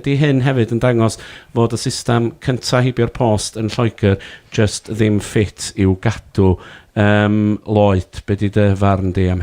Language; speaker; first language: Welsh; native; Welsh